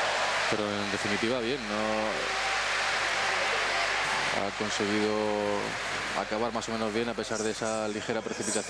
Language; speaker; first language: Spanish; native; Spanish